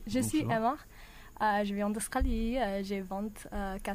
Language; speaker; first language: French; non-native, learner; English